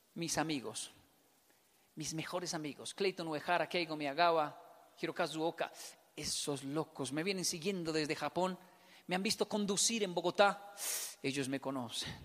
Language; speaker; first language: Spanish; native; Spanish